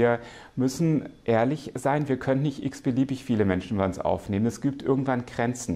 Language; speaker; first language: German; native; German